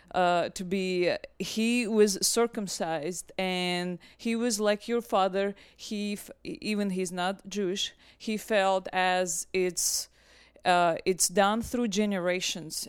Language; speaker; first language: English; non-native, fluent; Russian